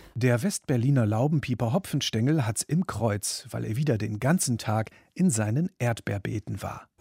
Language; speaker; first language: German; native; German